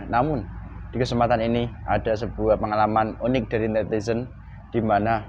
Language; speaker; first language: Indonesian; native; Indonesian